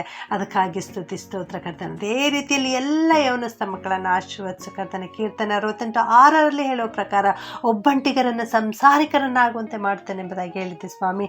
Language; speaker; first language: Kannada; native; Kannada